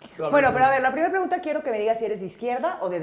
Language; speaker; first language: Spanish; native; Spanish